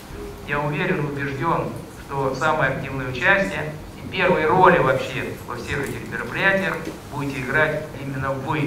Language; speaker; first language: Russian; native; Russian